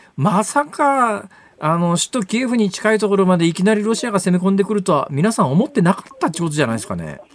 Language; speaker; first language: Japanese; native; Japanese